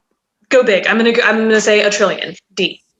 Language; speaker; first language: English; native; English